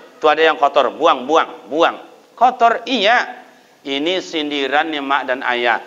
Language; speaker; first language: Malay; non-native, local second language; Minangkabau